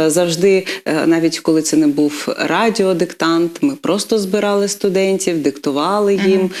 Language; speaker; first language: Ukrainian; non-native, local second language; Russian